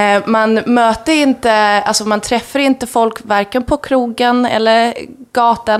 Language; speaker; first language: Swedish; non-native, fluent; English